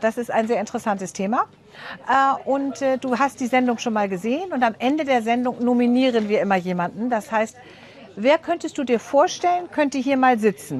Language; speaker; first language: German; native; German